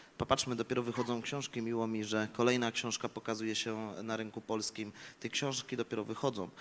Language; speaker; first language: Polish; native; Polish